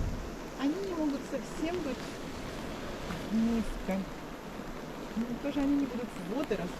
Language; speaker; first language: Russian; native; Russian